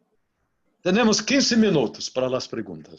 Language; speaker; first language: Spanish; non-native, local second language; Portuguese